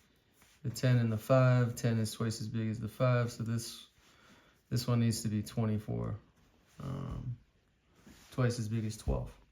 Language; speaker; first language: English; native; English